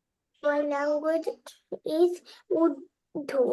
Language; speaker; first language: English; non-native, learner; Bangla